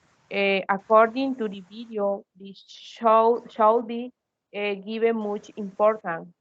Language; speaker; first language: English; non-native, learner; Spanish